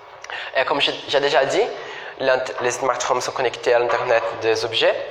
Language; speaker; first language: French; non-native, fluent; Portuguese